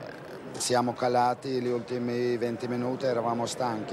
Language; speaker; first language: Italian; non-native, fluent; Swedish